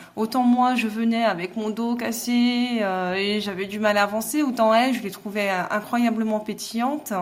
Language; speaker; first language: French; native; French